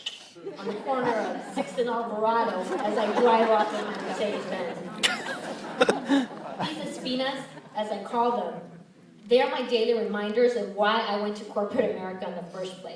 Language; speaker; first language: English; early bilingual, other home language; Spanish